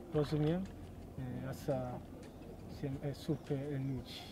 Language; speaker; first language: Polish; non-native, learner; Swahili